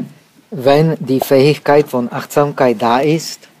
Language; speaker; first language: German; non-native, fluent; Czech